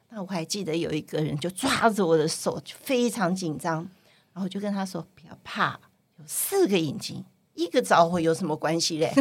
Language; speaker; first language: Chinese; non-native, local second language; Cantonese